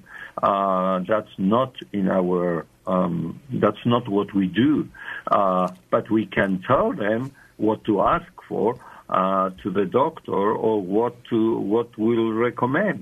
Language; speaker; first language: English; non-native, fluent; Spanish